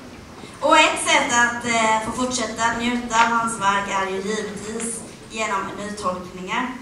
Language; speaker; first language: Swedish; native; Swedish